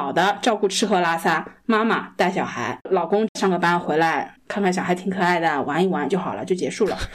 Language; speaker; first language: Chinese; native; Chinese